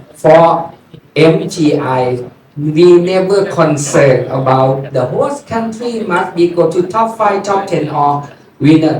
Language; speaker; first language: English; non-native, learner; Thai